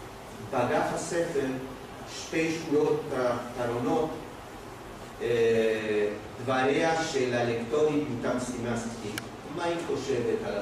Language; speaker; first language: Hebrew; non-native, fluent; Spanish